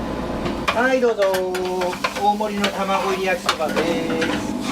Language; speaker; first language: Japanese; native; Japanese